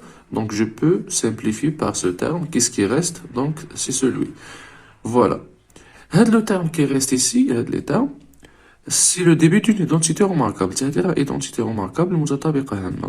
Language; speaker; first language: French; non-native, local second language; Arabic